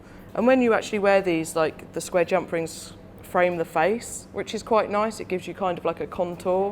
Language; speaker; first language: English; native; English